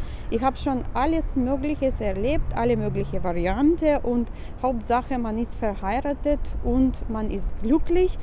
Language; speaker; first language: German; non-native, fluent; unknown